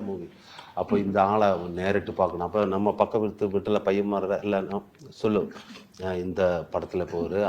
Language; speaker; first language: Tamil; non-native, learner; Malayalam